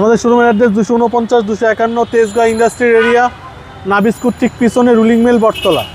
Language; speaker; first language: Bangla; native; Bangla